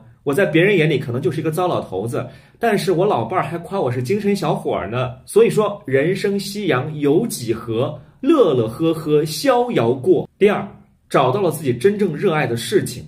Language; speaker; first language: Chinese; native; Chinese